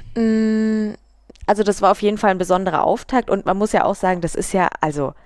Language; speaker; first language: German; native; German